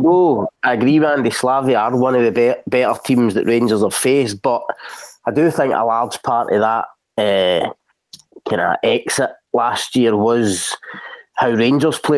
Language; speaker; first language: English; native; English